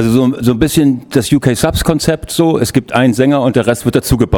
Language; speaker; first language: German; native; German